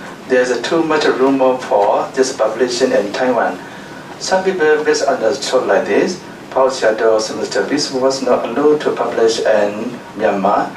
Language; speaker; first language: English; non-native, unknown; Burmese